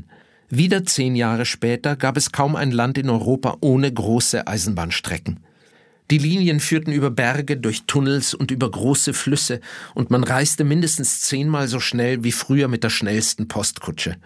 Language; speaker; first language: German; native; German